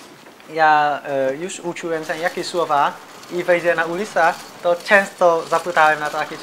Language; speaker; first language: Polish; non-native, learner; Vietnamese